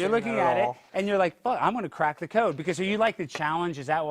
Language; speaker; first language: English; native; English